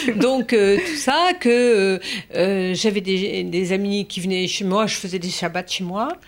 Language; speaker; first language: French; native; French